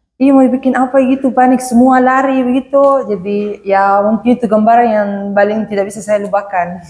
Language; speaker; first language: Indonesian; non-native, fluent; Arabic